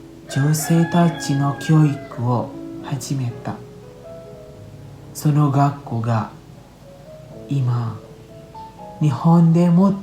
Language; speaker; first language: Japanese; non-native, learner; Indonesian